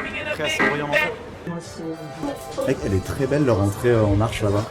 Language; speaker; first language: French; native; French